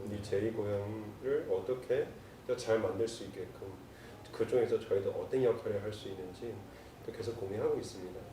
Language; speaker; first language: Korean; non-native, fluent; Chinese